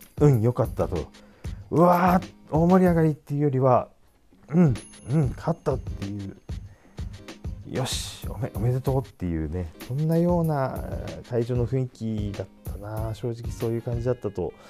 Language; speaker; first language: Japanese; native; Japanese